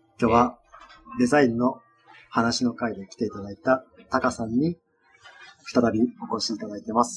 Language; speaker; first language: Japanese; native; Japanese